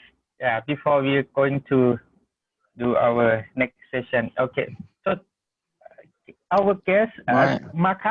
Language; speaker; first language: English; non-native, learner; Thai